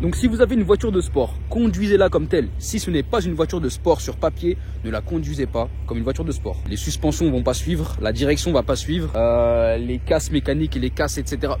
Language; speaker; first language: French; native; French